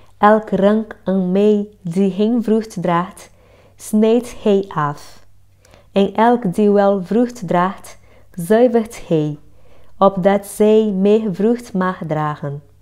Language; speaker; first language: Dutch; non-native, fluent; Portuguese